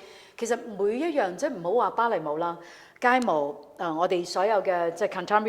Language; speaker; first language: Cantonese; native; Cantonese